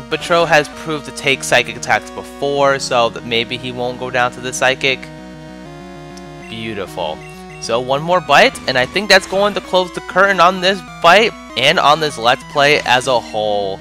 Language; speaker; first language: English; native; English